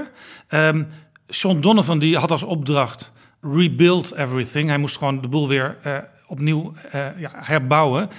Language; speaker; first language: Dutch; native; Dutch